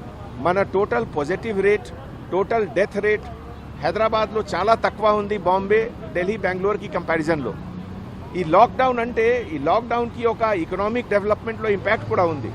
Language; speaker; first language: Telugu; non-native, fluent; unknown